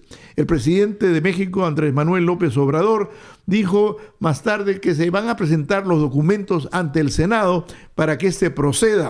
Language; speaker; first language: Spanish; native; Spanish